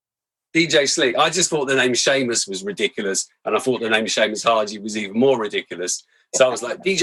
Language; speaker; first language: English; native; English